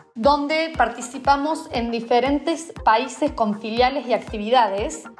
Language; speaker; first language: Spanish; native; Spanish